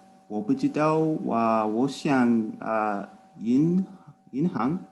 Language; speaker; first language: Chinese; non-native, learner; English